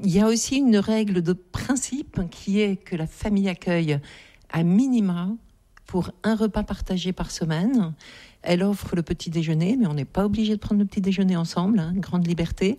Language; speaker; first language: French; native; French